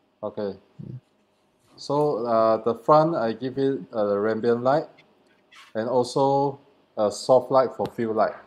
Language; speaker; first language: English; non-native, learner; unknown